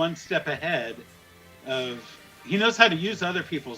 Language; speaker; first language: English; native; English